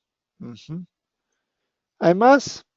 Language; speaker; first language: Spanish; non-native, fluent; English